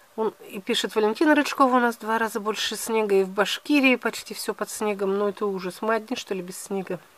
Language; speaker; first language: Russian; native; Russian